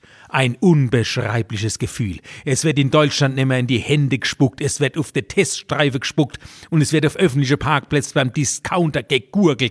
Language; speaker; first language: German; native; German